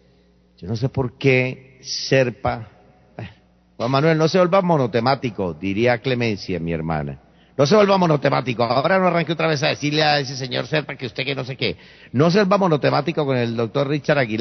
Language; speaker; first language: Spanish; native; Spanish